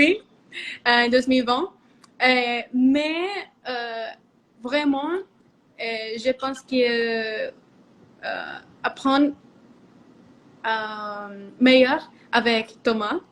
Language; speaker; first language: French; non-native, learner; Spanish